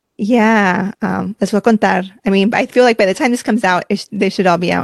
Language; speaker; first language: English; early bilingual, other home language; Spanish